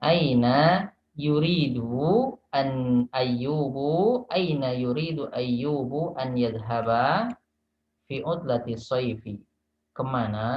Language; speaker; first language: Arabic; non-native, fluent; Indonesian